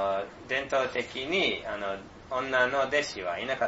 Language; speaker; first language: Japanese; non-native, fluent; English